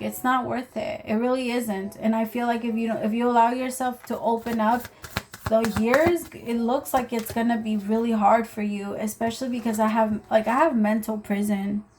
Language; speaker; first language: English; native; English